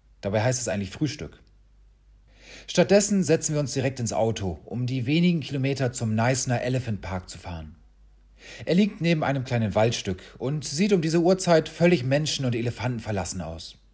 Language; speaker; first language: German; native; German